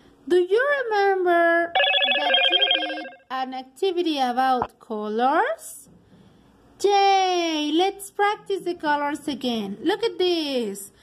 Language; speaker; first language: English; non-native, fluent; Spanish